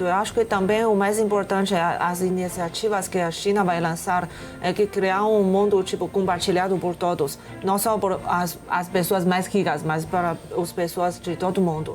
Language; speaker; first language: Portuguese; non-native, fluent; Chinese